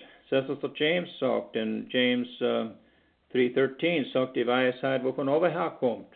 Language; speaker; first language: German; early bilingual, heritage; Pennsylvania German